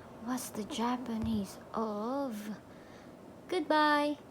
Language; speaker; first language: English; non-native, local second language; Filipino